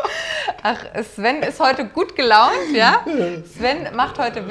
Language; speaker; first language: German; native; German